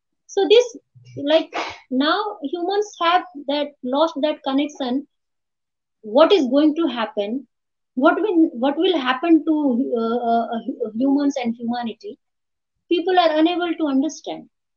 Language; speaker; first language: English; non-native, local second language; Hindi